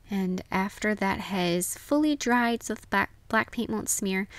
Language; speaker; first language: English; native; English